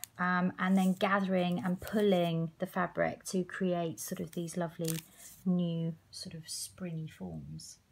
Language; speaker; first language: English; native; English